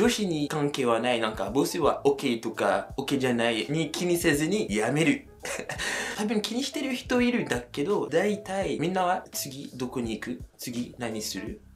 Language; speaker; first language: Japanese; non-native, fluent; French